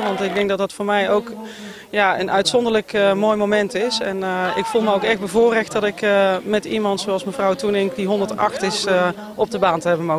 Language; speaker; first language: Dutch; native; Dutch